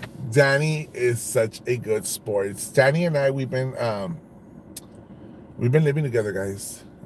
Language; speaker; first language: English; early bilingual, other home language; Spanish